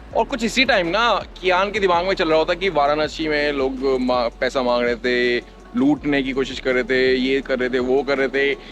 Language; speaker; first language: Hindi; native; Hindi